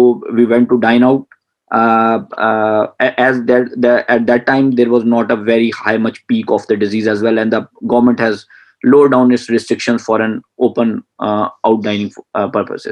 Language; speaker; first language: English; non-native, local second language; Punjabi